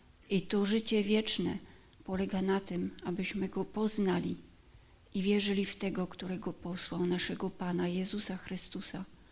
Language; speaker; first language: Polish; native; Polish